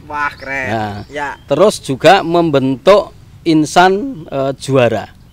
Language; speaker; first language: Indonesian; non-native, local second language; Javanese